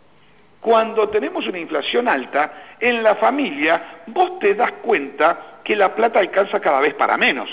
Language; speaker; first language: Spanish; native; Spanish